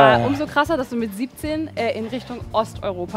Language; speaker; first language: German; native; German